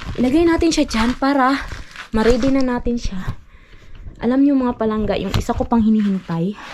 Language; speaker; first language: Filipino; non-native, local second language; Cebuano